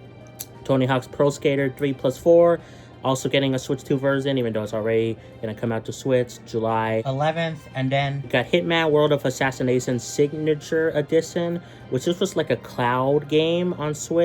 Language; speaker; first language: English; native; English